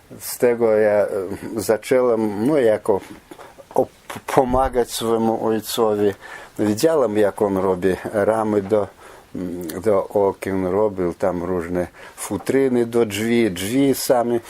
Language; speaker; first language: Polish; non-native, fluent; Belarusian